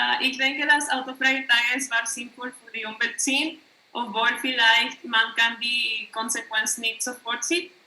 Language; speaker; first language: German; non-native, learner; Spanish